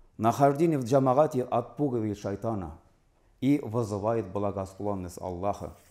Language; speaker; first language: Russian; non-native, local second language; Tatar